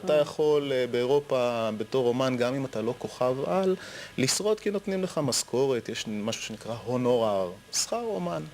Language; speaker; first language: Hebrew; native; Hebrew